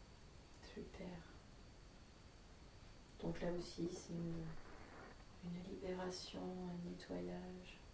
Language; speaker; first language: French; native; French